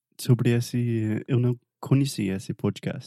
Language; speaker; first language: Portuguese; non-native, fluent; English